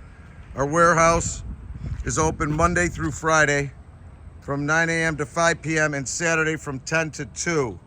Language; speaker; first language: English; native; English